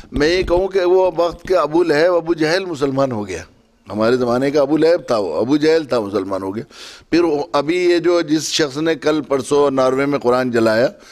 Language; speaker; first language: Urdu; native; Urdu